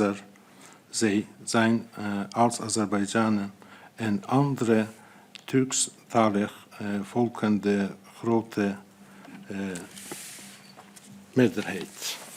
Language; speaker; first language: Dutch; non-native, fluent; Azerbaijani